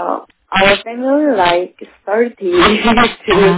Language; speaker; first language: English; non-native, learner; Korean